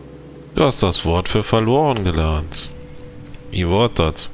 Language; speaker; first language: German; native; German